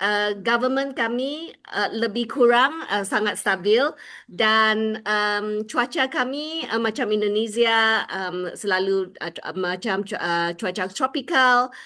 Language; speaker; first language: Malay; non-native, local second language; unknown